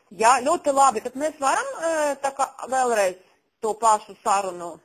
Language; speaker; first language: Latvian; non-native, local second language; Russian